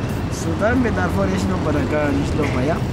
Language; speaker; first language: Hebrew; non-native, learner; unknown